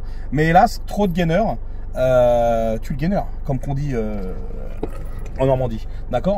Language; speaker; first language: French; native; French